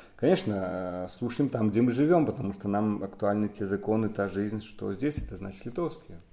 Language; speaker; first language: Russian; non-native, local second language; Polish